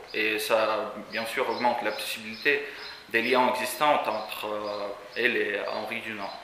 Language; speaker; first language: French; non-native, fluent; Russian